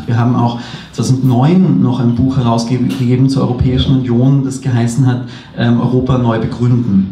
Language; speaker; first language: German; native; German